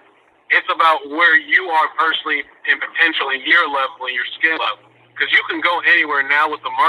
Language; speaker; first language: English; native; English